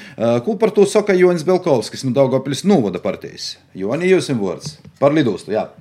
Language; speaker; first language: Latvian; native; Latvian